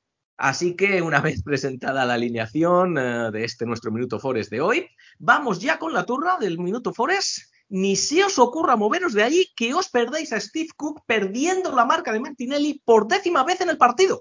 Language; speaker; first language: Spanish; native; Spanish